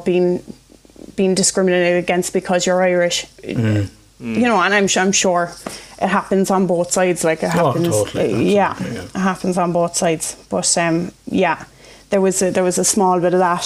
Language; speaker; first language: English; native; English